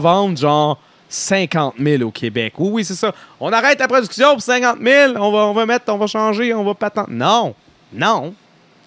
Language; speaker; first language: French; native; French